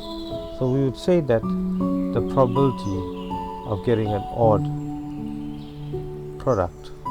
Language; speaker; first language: English; native; English